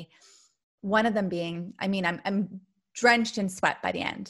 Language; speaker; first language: English; native; English